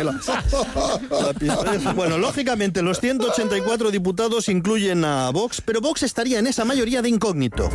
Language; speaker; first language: Spanish; native; Spanish